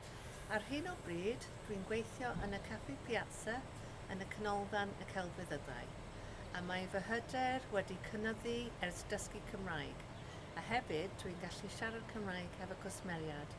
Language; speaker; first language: Welsh; non-native, local second language; English